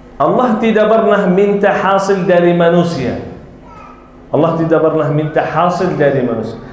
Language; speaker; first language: Malay; non-native, fluent; Arabic